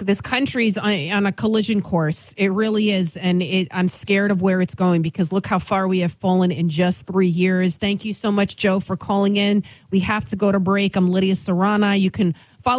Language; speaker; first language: English; early bilingual, other home language; Albanian